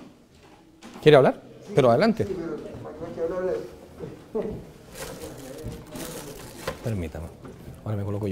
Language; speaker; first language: Spanish; native; Spanish